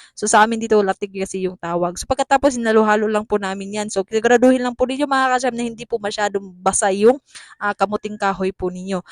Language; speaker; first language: Filipino; non-native, local second language; Cebuano